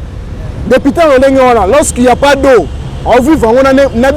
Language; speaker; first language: French; non-native, local second language; Lingala